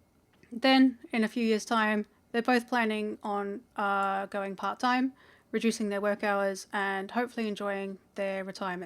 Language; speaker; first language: English; native; English